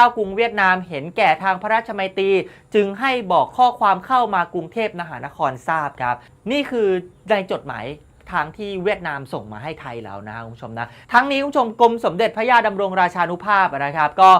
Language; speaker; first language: Thai; native; Thai